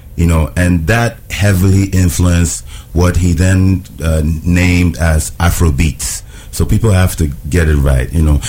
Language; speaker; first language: English; non-native, local second language; Ewe